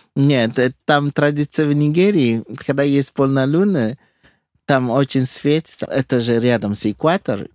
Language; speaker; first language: Russian; non-native, fluent; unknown